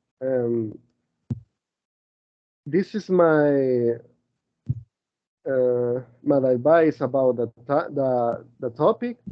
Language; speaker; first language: English; non-native, learner; Spanish